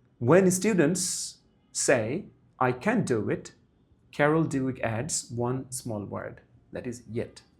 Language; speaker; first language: English; non-native, local second language; Bangla